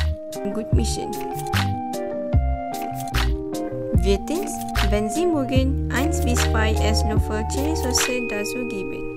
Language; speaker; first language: German; non-native, learner; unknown